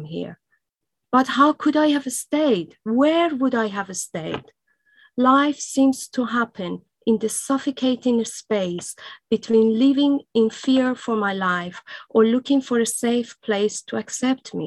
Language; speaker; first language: English; non-native, fluent; Persian